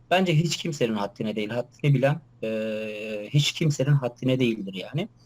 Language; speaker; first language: Turkish; non-native, local second language; Kurdish